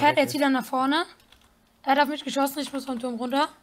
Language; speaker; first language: German; native; German